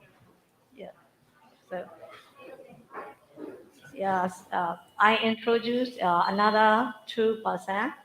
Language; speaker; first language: English; non-native, learner; Burmese